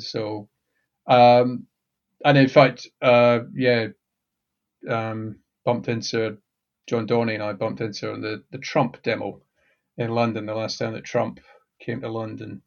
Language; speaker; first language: English; native; English